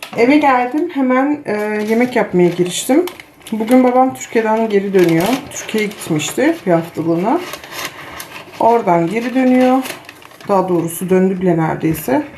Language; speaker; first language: Turkish; early bilingual, heritage; Turkish